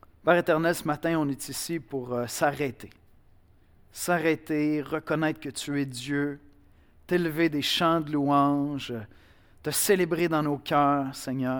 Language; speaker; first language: French; native; French